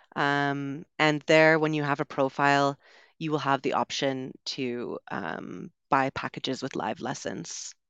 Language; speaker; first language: English; native; English